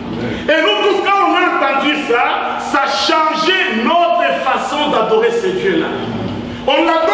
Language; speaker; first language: French; non-native, local second language; Lingala